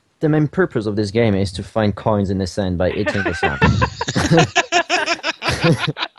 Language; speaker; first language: English; non-native, fluent; French